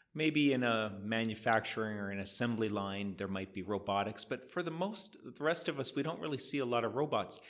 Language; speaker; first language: English; native; English